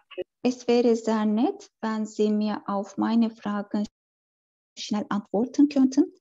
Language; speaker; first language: German; non-native, learner; Turkish